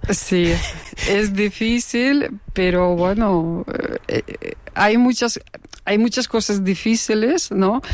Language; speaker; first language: Spanish; non-native, fluent; Russian